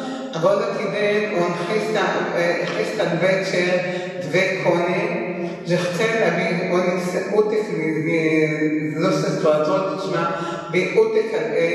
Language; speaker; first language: Slovak; early bilingual, heritage; Slovak